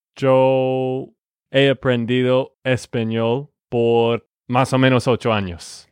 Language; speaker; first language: Spanish; non-native, fluent; English